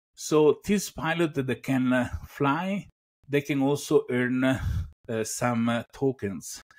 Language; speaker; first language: English; non-native, fluent; Italian